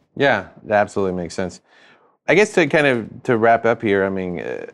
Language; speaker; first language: English; native; English